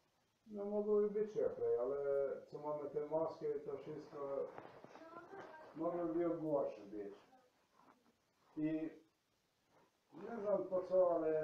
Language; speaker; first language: Polish; non-native, learner; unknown